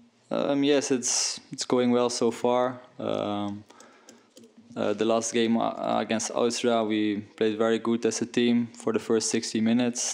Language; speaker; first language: English; non-native, fluent; Dutch